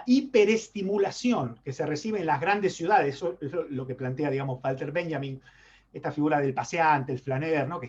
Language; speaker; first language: Spanish; native; Spanish